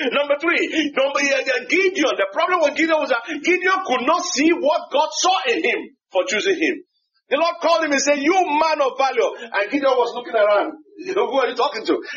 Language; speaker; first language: English; non-native, local second language; Yoruba